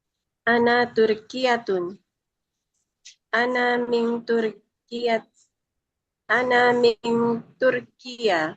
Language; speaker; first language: Arabic; non-native, learner; Indonesian